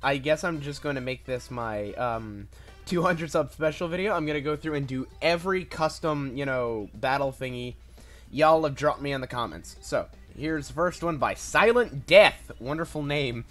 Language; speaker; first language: English; native; English